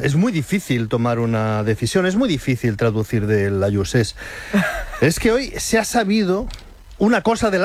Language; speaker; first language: Spanish; native; Spanish